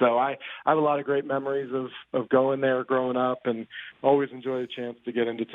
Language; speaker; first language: English; native; English